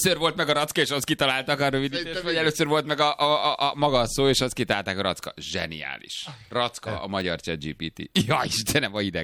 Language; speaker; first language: Hungarian; native; Hungarian